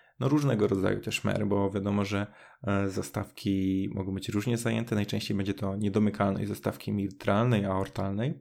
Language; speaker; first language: Polish; native; Polish